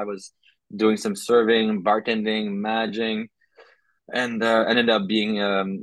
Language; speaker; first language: English; non-native, fluent; French